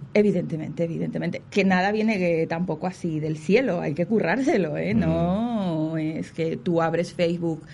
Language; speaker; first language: Spanish; native; Spanish